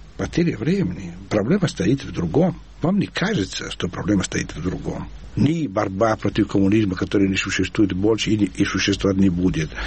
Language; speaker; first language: Russian; non-native, fluent; Italian